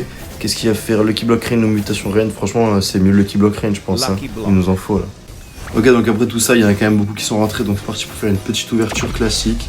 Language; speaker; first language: French; native; French